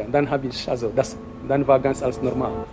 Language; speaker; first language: German; non-native, fluent; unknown